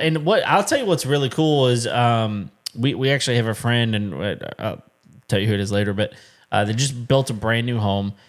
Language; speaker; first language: English; native; English